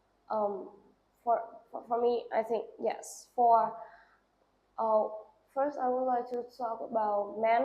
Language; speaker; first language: English; non-native, learner; Vietnamese